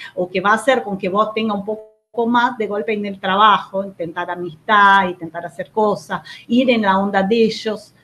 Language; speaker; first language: Spanish; non-native, fluent; Portuguese